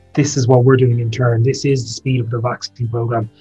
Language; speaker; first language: English; native; English